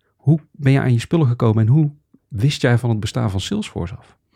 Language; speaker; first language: Dutch; native; Dutch